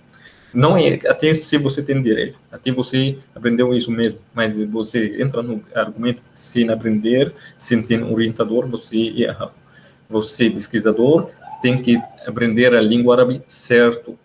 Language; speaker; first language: Portuguese; non-native, learner; Arabic